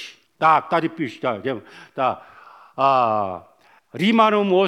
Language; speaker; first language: Czech; non-native, fluent; Korean